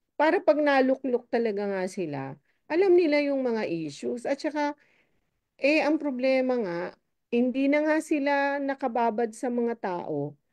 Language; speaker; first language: Filipino; native; Filipino